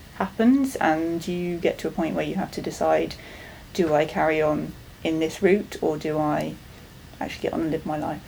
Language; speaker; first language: English; native; English